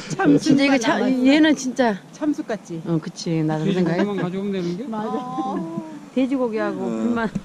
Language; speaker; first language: Korean; native; Korean